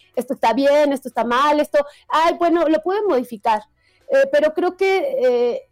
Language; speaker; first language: Spanish; native; Spanish